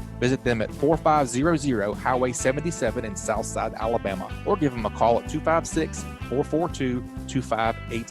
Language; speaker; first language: English; native; English